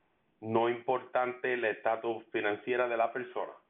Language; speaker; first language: Spanish; early bilingual, heritage; Spanish